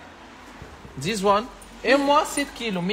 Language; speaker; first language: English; non-native, learner; Turkish